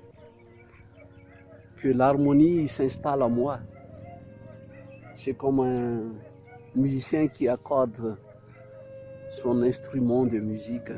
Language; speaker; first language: French; non-native, local second language; Malagasy